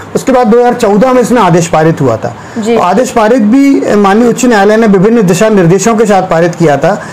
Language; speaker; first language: Hindi; native; Hindi